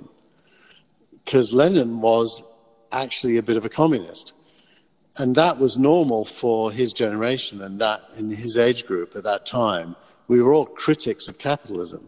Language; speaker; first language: English; native; English